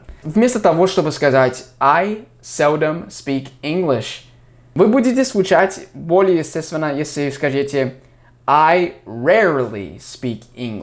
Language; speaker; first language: Russian; non-native, fluent; English